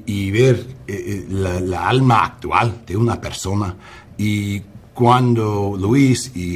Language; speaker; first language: Spanish; non-native, learner; English